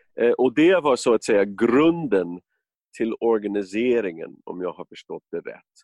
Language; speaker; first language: Swedish; non-native, fluent; English